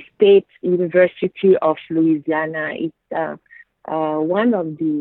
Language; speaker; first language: English; non-native, fluent; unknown